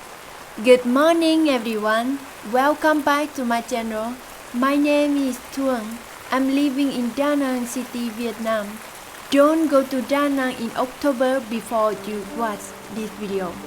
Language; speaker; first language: English; non-native, learner; Vietnamese